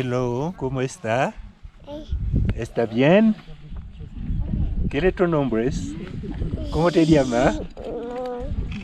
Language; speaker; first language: Spanish; non-native, learner; French